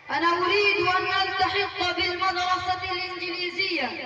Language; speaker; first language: Arabic; non-native, learner; Urdu